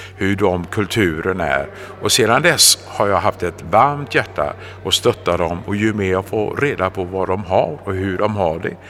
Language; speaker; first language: Swedish; native; Swedish